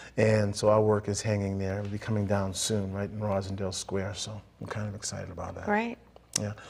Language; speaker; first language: English; native; English